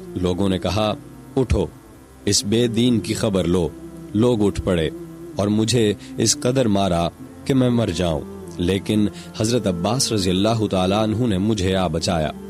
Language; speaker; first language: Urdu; non-native, local second language; Punjabi